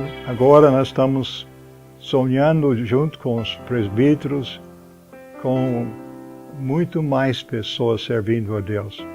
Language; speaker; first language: Portuguese; non-native, fluent; English